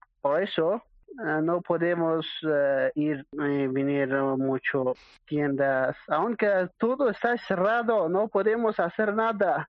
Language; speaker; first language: Spanish; non-native, learner; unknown